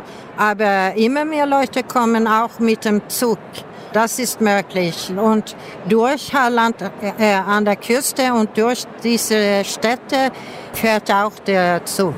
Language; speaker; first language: German; non-native, fluent; Swedish